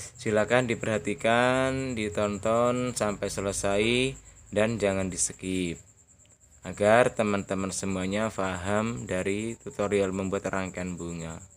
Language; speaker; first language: Indonesian; non-native, local second language; Javanese